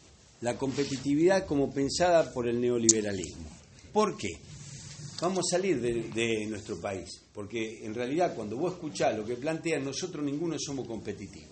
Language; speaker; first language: Spanish; native; Spanish